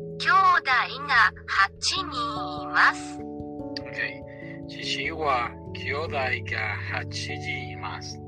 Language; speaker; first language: Japanese; non-native, learner; English